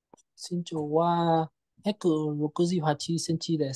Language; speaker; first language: Japanese; non-native, learner; Vietnamese